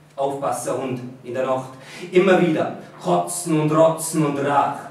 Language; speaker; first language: German; native; German